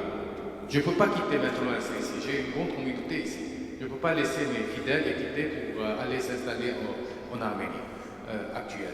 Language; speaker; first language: French; non-native, fluent; Armenian